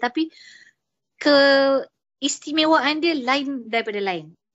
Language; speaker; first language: English; non-native, local second language; Malay